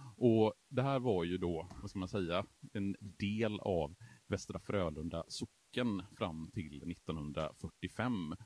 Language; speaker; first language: Swedish; native; Swedish